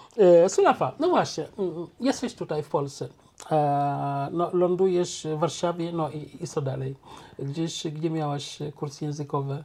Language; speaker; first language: Polish; non-native, local second language; Wolof